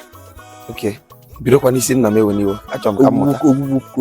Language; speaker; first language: Igbo; native; Igbo